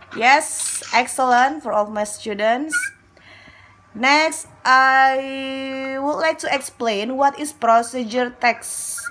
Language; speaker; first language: English; non-native, local second language; Indonesian